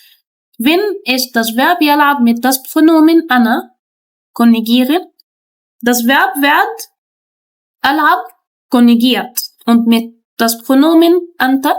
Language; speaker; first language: German; non-native, learner; Arabic